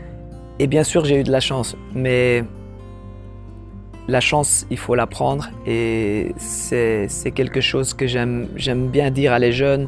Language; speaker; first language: French; non-native, local second language; Dutch